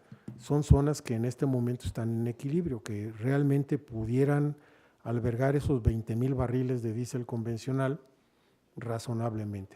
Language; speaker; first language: Spanish; native; Spanish